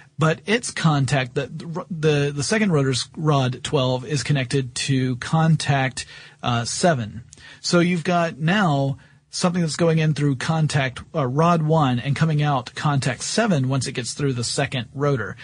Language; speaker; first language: English; native; English